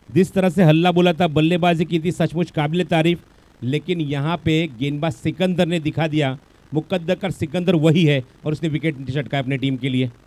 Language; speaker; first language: Hindi; non-native, local second language; Marathi